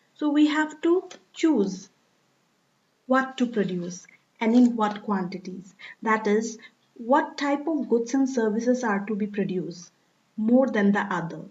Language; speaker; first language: English; non-native, local second language; Assamese